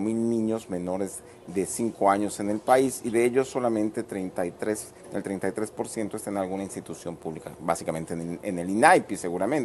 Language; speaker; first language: Spanish; native; Spanish